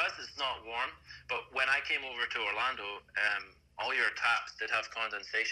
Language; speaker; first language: English; native; English